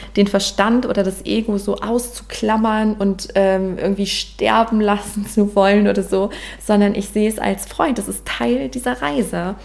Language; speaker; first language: German; native; German